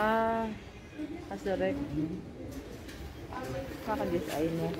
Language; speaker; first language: German; non-native, learner; Filipino